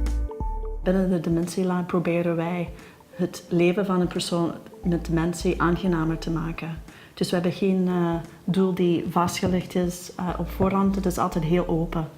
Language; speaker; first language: Dutch; non-native, fluent; English